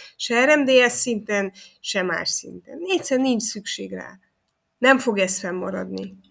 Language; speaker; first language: Hungarian; native; Hungarian